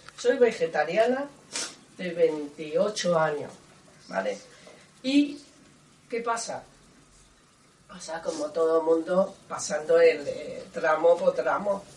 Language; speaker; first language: Spanish; non-native, learner; Chinese